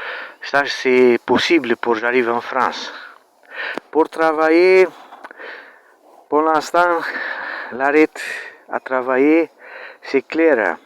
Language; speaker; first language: French; non-native, learner; Romanian